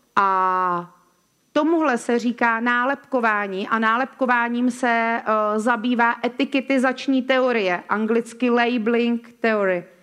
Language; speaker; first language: Czech; native; Czech